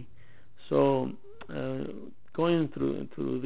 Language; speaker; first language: English; non-native, fluent; Spanish